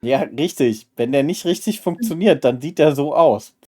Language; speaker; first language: German; native; German